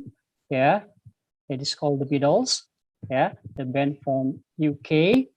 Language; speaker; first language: English; non-native, fluent; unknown